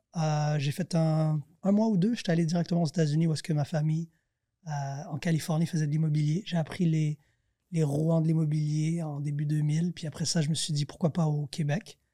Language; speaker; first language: French; native; French